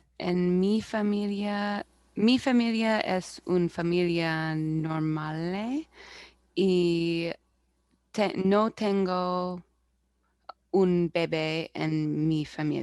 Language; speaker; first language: Spanish; non-native, learner; English